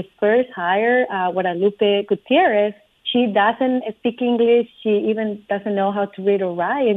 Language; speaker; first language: English; non-native, fluent; Spanish